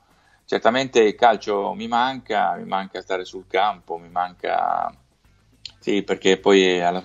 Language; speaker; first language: Italian; native; Italian